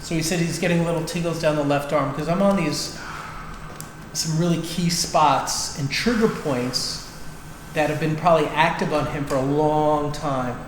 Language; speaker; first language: English; native; English